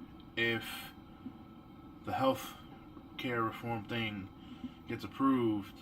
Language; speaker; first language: English; native; English